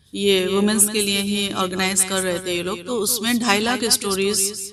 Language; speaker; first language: Hindi; native; Hindi